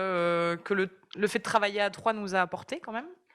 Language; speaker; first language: French; native; French